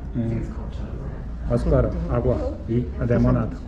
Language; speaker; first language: Spanish; non-native, learner; Korean